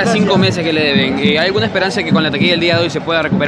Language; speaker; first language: Spanish; native; Spanish